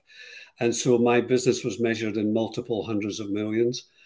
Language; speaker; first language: English; native; English